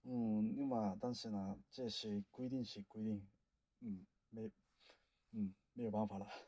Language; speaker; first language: Chinese; non-native, learner; Japanese